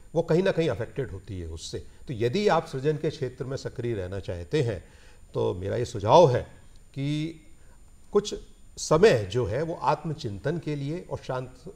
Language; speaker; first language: Hindi; native; Hindi